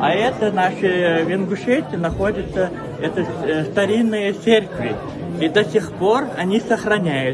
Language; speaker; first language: Russian; non-native, local second language; Ingush